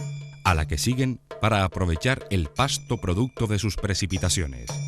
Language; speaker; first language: Spanish; native; Spanish